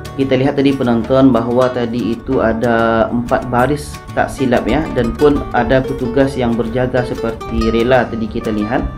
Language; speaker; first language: Malay; native; Malay